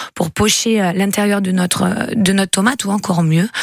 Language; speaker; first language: French; native; French